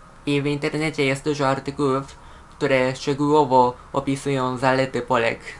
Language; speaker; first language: Polish; non-native, fluent; Japanese